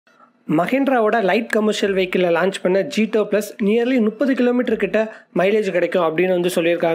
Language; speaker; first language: Tamil; native; Tamil